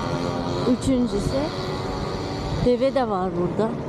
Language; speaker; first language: Turkish; non-native, learner; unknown